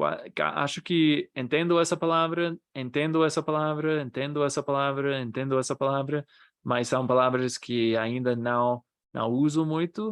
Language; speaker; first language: Portuguese; non-native, fluent; English